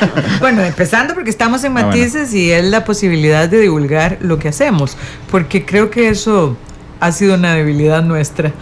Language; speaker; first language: Spanish; native; Spanish